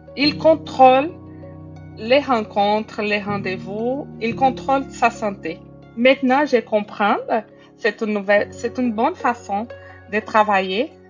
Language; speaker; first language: French; non-native, fluent; Portuguese